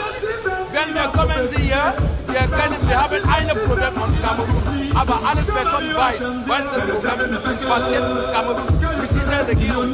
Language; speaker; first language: German; non-native, learner; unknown